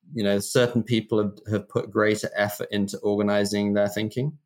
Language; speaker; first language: English; native; English